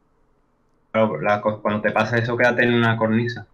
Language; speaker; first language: Spanish; native; Spanish